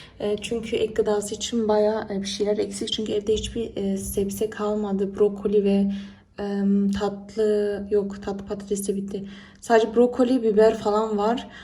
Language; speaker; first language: Turkish; early bilingual, heritage; Turkish